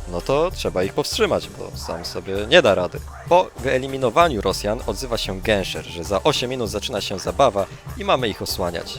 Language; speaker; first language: Polish; native; Polish